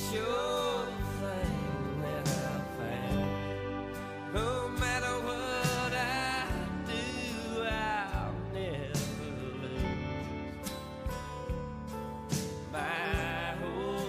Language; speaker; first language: English; native; English